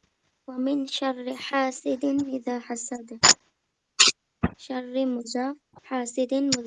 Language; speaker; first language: Arabic; non-native, learner; Bangla